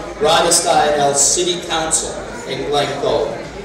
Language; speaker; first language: Spanish; non-native, learner; English